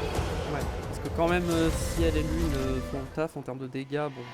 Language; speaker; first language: French; native; French